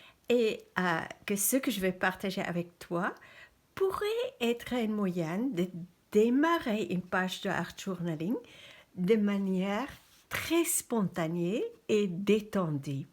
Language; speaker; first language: French; non-native, fluent; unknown